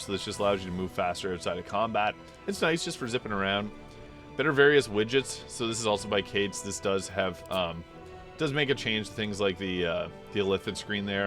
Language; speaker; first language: English; native; English